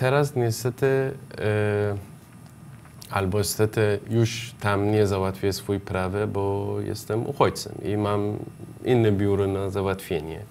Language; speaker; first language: Polish; non-native, learner; Persian